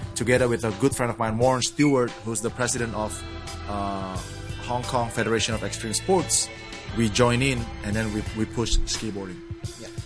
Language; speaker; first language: English; early bilingual, other home language; Indonesian